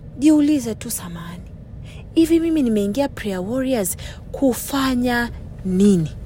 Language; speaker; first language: Swahili; native; Swahili